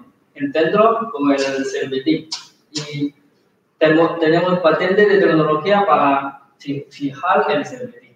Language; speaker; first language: Spanish; non-native, learner; Chinese